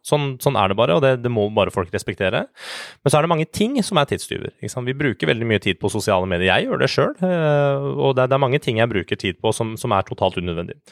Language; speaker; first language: Norwegian; early bilingual, other home language; Persian